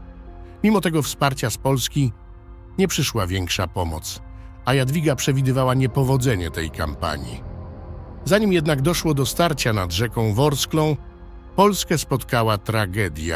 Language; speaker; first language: Polish; native; Polish